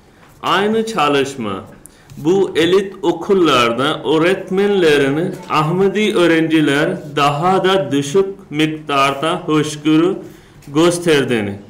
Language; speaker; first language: Turkish; non-native, learner; Urdu